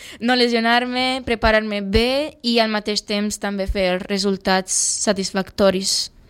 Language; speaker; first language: Catalan; early bilingual, other home language; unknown